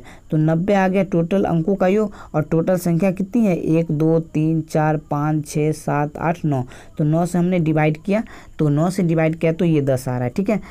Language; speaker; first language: Hindi; native; Hindi